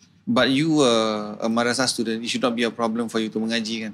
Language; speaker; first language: English; non-native, local second language; Malay